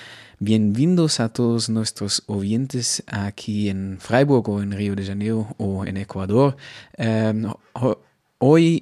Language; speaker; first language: Spanish; non-native, fluent; German